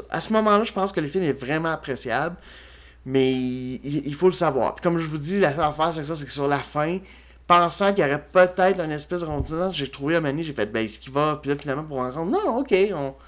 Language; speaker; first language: French; native; French